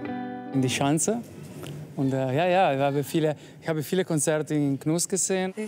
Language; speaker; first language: German; non-native, fluent; Italian